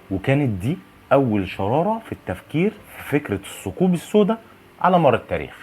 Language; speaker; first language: Arabic; native; Arabic